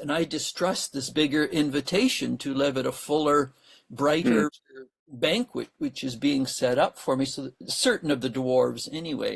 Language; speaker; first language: English; native; English